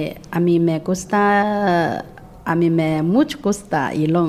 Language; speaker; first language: Spanish; non-native, learner; Chinese